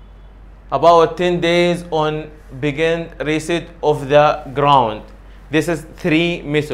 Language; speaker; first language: English; non-native, learner; Arabic